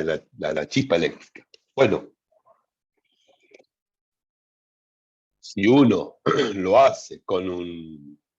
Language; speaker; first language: Spanish; native; Spanish